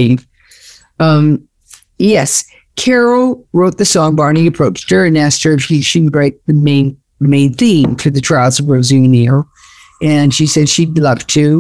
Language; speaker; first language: English; native; English